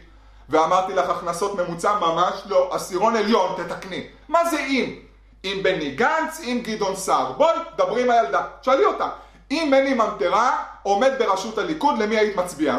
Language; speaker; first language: Hebrew; native; Hebrew